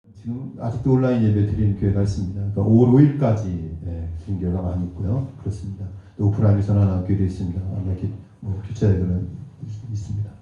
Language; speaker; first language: Korean; native; Korean